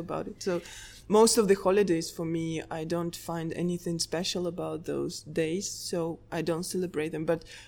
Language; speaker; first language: English; non-native, fluent; Russian